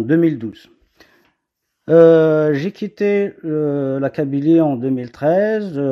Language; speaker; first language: French; non-native, local second language; Kabyle